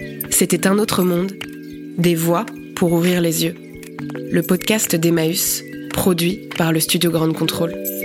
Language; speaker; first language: French; native; French